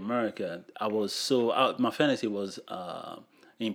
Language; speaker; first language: English; non-native, fluent; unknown